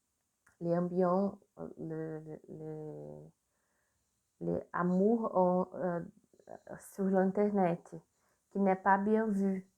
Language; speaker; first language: French; non-native, learner; Portuguese